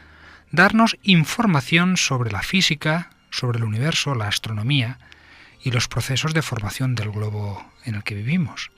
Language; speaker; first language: Spanish; native; Spanish